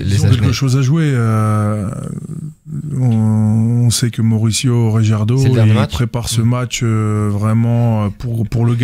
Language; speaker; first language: French; native; French